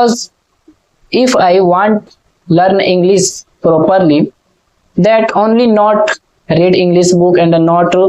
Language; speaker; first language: English; non-native, learner; Hindi